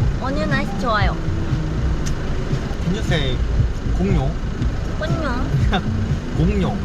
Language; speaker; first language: Korean; non-native, learner; Japanese